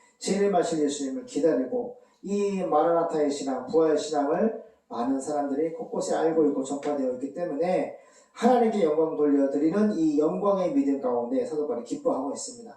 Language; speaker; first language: Korean; native; Korean